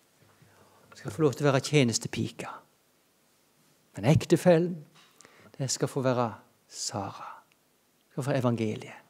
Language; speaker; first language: Norwegian; native; Norwegian